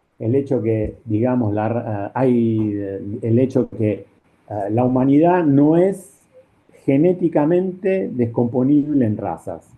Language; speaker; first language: Spanish; native; Spanish